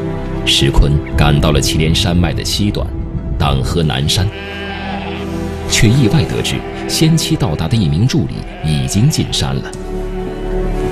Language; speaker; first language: Chinese; native; Chinese